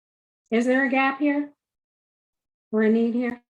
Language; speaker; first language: English; native; English